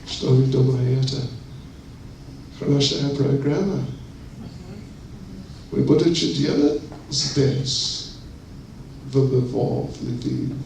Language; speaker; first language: Russian; non-native, learner; English